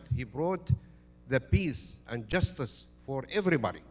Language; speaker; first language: English; non-native, fluent; Arabic